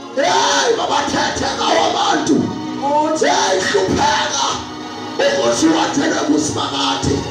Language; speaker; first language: Zulu; non-native, local second language; Xhosa